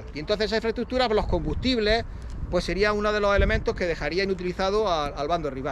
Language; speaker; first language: Spanish; native; Spanish